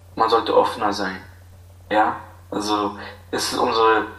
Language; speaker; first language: German; non-native, fluent; Arabic